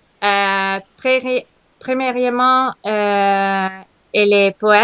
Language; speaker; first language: French; non-native, learner; Italian